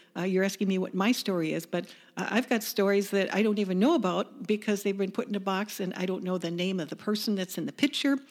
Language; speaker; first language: English; native; English